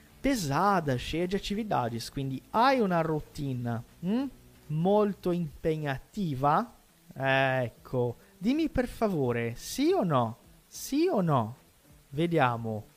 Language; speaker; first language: Italian; non-native, fluent; Portuguese